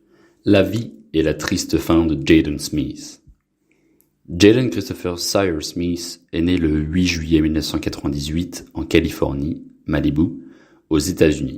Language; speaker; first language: French; non-native, local second language; Haitian Creole